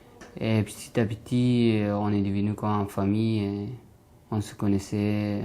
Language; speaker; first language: French; non-native, learner; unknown